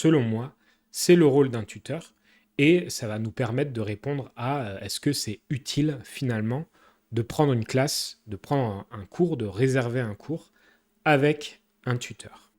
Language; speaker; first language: French; native; French